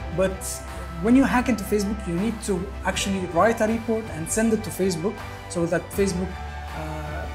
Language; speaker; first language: English; early bilingual, other home language; Arabic